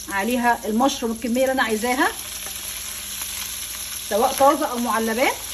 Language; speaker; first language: Arabic; native; Arabic